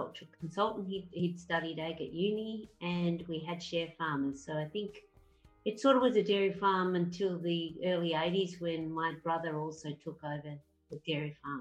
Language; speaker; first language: English; native; English